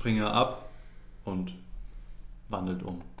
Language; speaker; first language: German; native; German